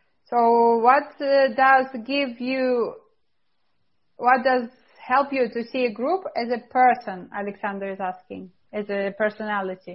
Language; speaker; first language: English; non-native, fluent; Russian